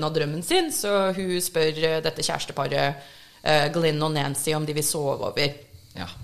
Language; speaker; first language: Norwegian; early bilingual, other home language; English